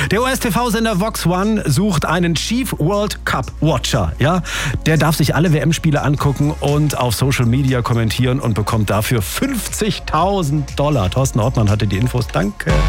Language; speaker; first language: German; native; German